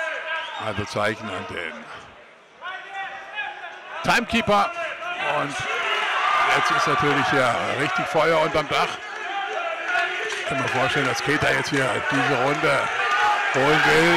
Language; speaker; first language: German; native; German